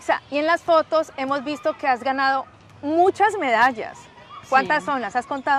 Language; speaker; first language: Spanish; native; Spanish